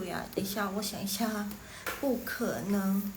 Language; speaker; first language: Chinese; non-native, fluent; Indonesian